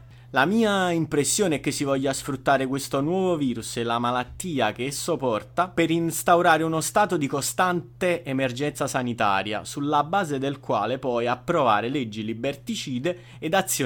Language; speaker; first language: Italian; native; Italian